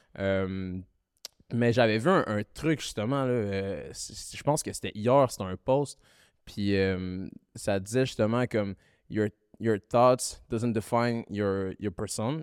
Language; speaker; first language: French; early bilingual, other home language; Malagasy